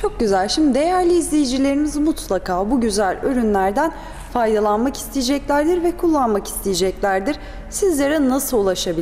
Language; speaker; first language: Turkish; native; Turkish